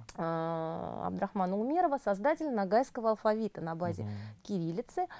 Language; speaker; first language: Russian; native; Russian